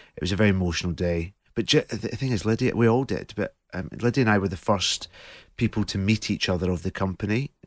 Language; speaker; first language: English; native; English